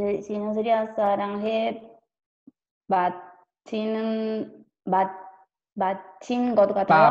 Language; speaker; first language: Korean; non-native, learner; Spanish